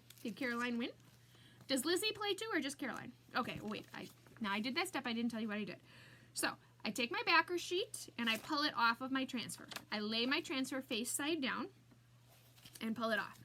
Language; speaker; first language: English; native; English